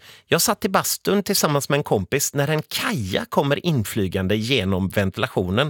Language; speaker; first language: Swedish; native; Swedish